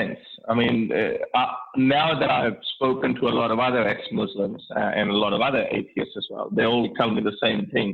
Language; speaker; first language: English; non-native, local second language; Urdu